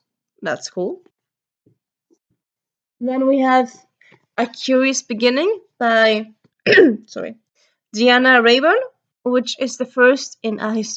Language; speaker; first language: English; early bilingual, heritage; Norwegian